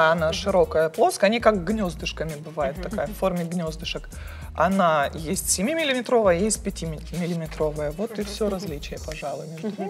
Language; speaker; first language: Russian; native; Russian